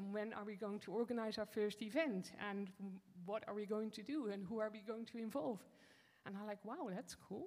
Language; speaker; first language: English; non-native, fluent; Dutch